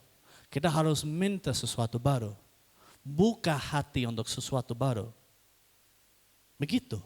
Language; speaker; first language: Indonesian; non-native, fluent; English